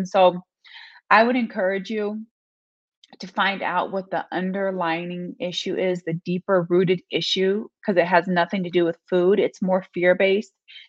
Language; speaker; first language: English; native; English